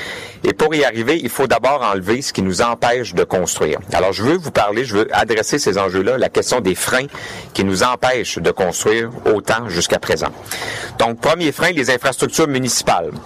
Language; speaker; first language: French; native; French